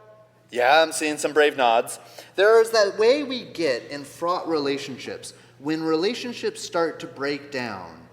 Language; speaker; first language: English; native; English